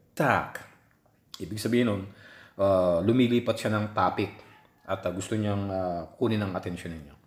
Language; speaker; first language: Filipino; native; Filipino